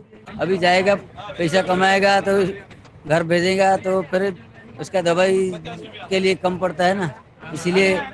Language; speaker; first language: Hindi; non-native, local second language; Odia